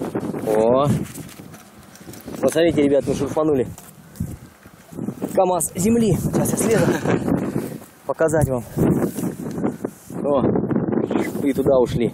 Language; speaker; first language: Russian; native; Russian